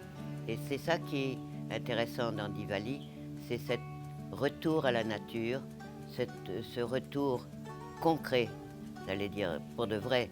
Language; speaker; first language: French; non-native, local second language; Morisyen